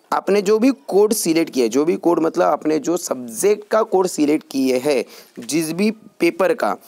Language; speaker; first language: Hindi; non-native, local second language; Marathi